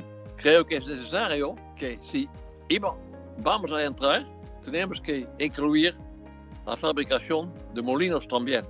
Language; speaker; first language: Spanish; non-native, fluent; Dutch